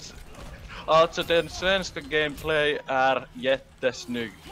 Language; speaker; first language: Swedish; non-native, learner; Finnish